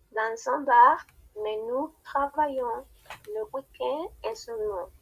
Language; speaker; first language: French; non-native, learner; Spanish